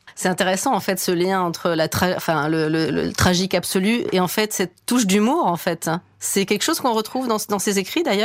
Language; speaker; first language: French; native; French